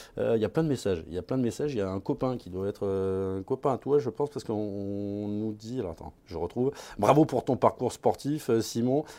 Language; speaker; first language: French; native; French